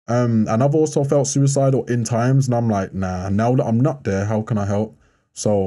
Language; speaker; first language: English; native; English